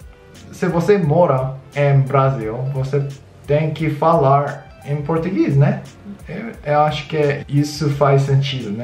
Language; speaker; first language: Portuguese; non-native, learner; English